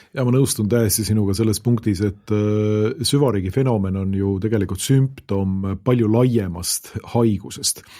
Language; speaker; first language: Estonian; native; Estonian